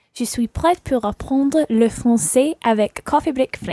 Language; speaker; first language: French; non-native, learner; English